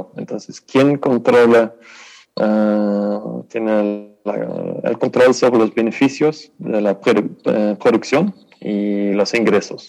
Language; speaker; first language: Spanish; non-native, fluent; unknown